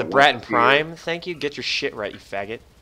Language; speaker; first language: English; native; English